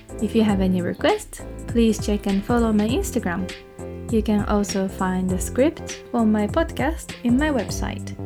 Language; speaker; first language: English; non-native, fluent; Japanese